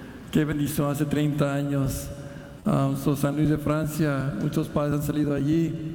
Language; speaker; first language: Spanish; early bilingual, heritage; Spanish